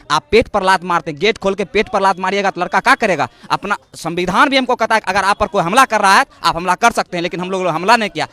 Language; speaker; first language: Hindi; native; Hindi